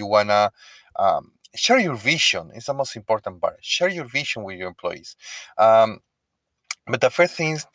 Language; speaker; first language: English; non-native, fluent; Spanish